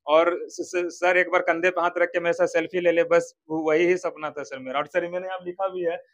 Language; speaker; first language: Hindi; native; Hindi